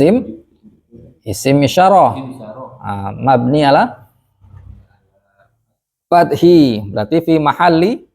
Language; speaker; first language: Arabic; non-native, fluent; Indonesian